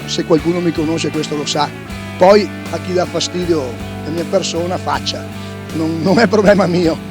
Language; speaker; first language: Italian; native; Italian